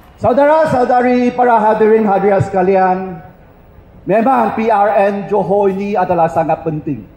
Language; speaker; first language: Malay; non-native, local second language; Chinese